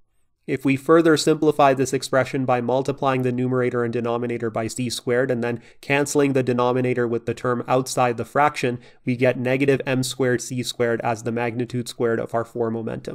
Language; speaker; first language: English; native; English